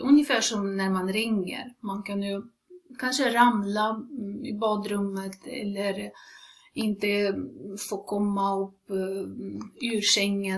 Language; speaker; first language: Swedish; non-native, fluent; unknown